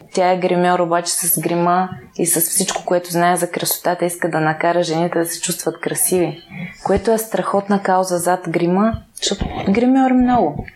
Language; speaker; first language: Bulgarian; native; Bulgarian